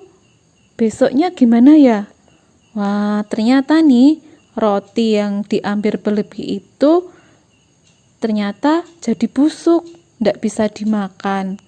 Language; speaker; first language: Indonesian; native; Indonesian